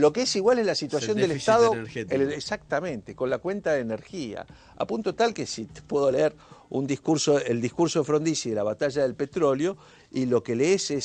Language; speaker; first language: Spanish; native; Spanish